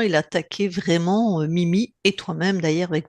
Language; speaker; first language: French; native; French